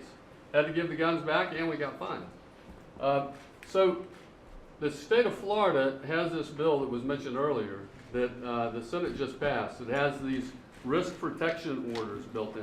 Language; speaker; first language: English; native; English